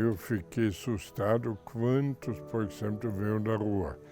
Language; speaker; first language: Portuguese; non-native, fluent; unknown